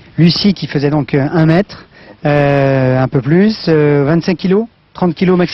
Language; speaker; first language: French; native; French